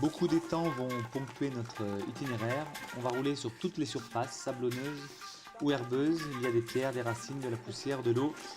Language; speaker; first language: French; native; French